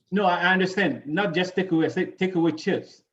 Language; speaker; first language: English; native; English